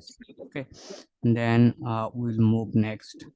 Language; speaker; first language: English; non-native, fluent; Bangla